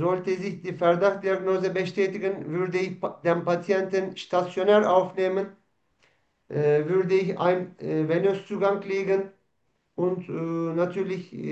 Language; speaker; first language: German; non-native, learner; Turkish